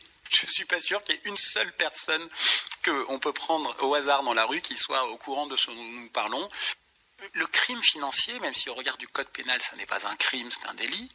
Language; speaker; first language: French; native; French